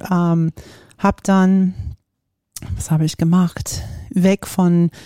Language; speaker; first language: German; non-native, fluent; English